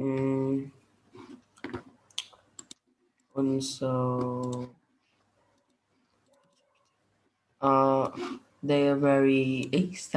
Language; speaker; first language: English; non-native, learner; Vietnamese